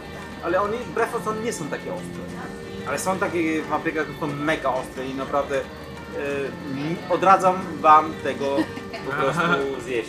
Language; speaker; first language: Polish; non-native, fluent; Chinese